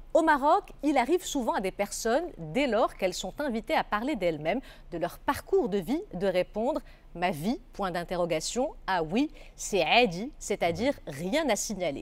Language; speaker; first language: French; non-native, local second language; Arabic